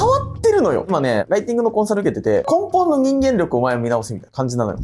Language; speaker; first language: Japanese; native; Japanese